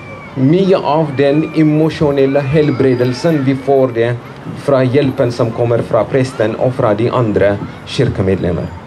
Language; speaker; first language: Norwegian; non-native, fluent; Amharic